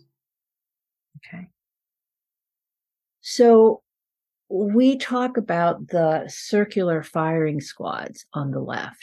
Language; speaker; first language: English; non-native, fluent; Spanish